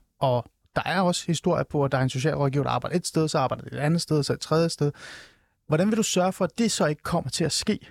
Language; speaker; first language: Danish; early bilingual, other home language; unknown